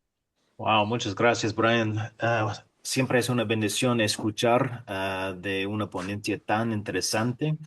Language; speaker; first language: Spanish; non-native, fluent; English